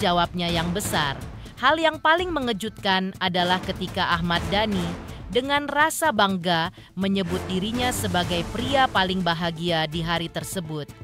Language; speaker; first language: Indonesian; native; Indonesian